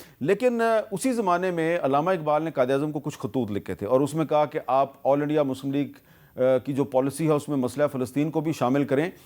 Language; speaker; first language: Urdu; native; Urdu